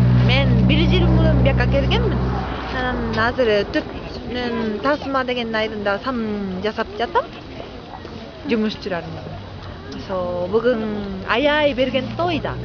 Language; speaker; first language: Kyrgyz; non-native, learner; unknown